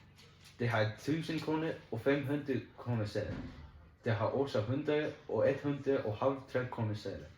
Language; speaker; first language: Danish; non-native, learner; Icelandic